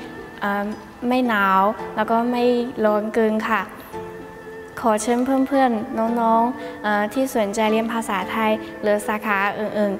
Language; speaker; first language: Thai; non-native, learner; Chinese